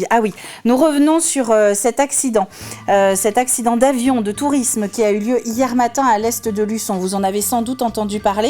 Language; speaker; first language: French; native; French